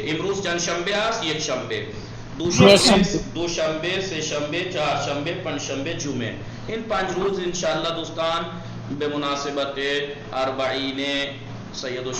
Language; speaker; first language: Persian; non-native, fluent; Urdu